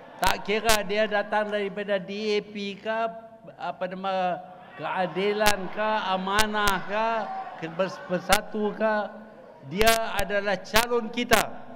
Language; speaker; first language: Malay; native; Malay